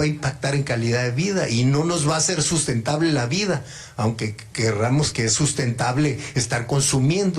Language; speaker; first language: Spanish; native; Spanish